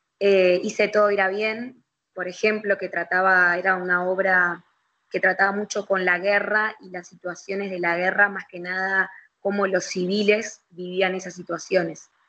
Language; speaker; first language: Spanish; native; Spanish